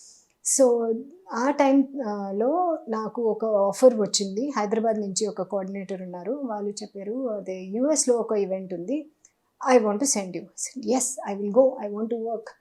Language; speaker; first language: Telugu; non-native, learner; Hindi